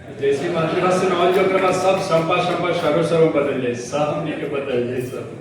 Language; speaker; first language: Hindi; non-native, local second language; Bhojpuri